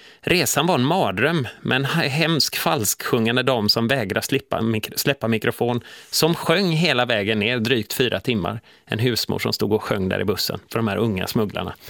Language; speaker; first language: Swedish; native; Swedish